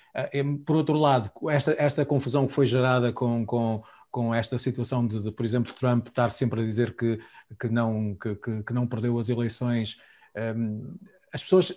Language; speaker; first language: Portuguese; native; Portuguese